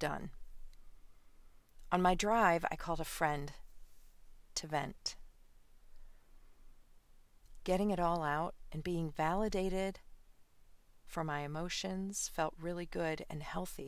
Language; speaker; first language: English; native; English